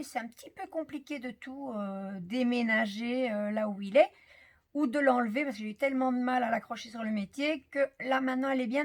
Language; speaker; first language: French; native; French